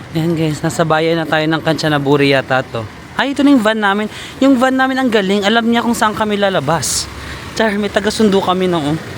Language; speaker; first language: Filipino; non-native, local second language; Waray